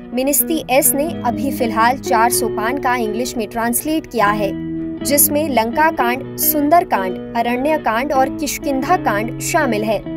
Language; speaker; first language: Hindi; native; Hindi